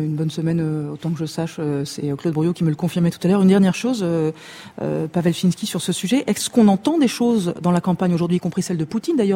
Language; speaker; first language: French; native; French